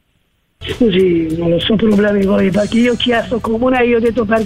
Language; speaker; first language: Italian; non-native, learner; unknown